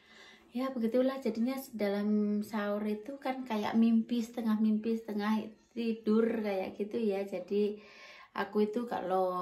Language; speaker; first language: Indonesian; non-native, local second language; Javanese